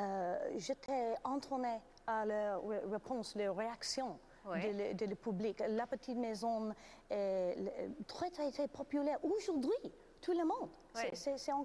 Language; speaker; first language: French; non-native, learner; English